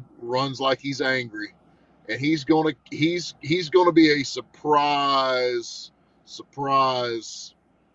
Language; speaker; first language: English; native; English